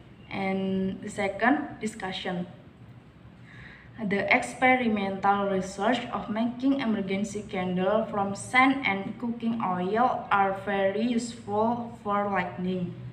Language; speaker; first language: English; non-native, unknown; Indonesian